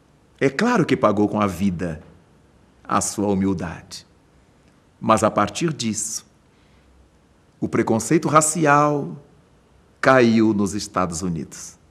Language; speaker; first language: Portuguese; native; Portuguese